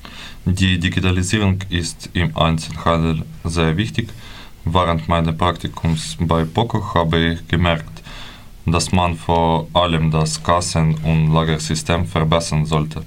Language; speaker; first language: German; non-native, learner; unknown